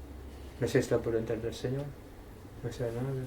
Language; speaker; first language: Spanish; non-native, fluent; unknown